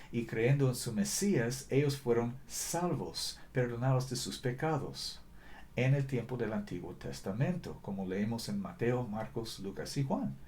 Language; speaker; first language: Spanish; non-native, fluent; English